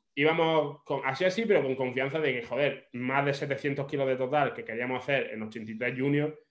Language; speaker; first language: Spanish; native; Spanish